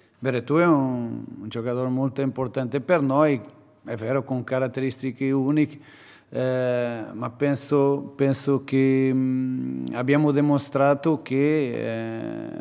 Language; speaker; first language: Italian; non-native, learner; Portuguese